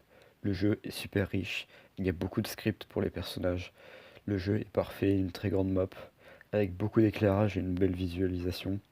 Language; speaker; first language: French; native; French